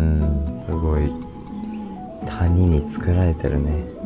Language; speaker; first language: Japanese; native; Japanese